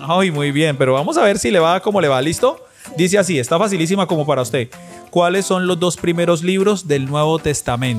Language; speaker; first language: Spanish; native; Spanish